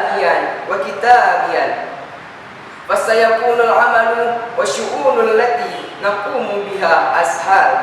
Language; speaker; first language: Arabic; non-native, learner; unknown